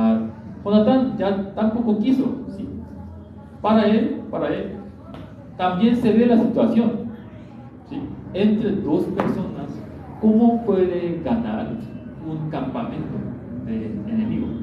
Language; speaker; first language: Spanish; non-native, learner; Korean